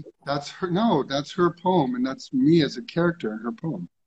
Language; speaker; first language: English; early bilingual, other home language; Greek